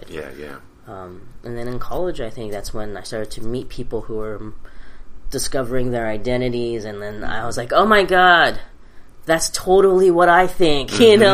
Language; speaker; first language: English; early bilingual, other home language; Cantonese